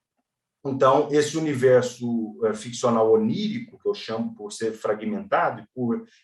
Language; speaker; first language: Portuguese; native; Portuguese